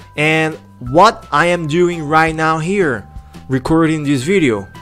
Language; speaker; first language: English; non-native, fluent; Spanish